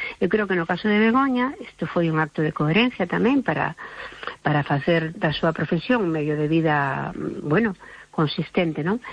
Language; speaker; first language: Galician; non-native, local second language; Spanish